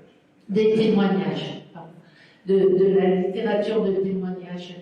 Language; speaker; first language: French; non-native, fluent; Spanish